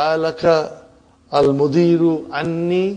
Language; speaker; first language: Arabic; non-native, learner; Urdu